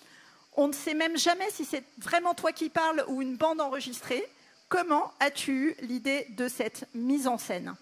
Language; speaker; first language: French; native; French